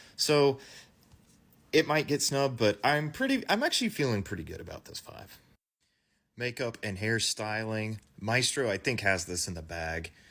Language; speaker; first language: English; native; English